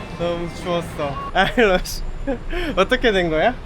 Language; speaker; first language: Korean; native; Korean